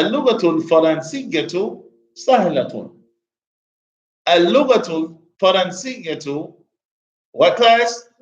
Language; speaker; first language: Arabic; non-native, fluent; English